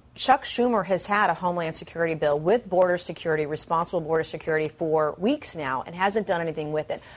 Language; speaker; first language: English; native; English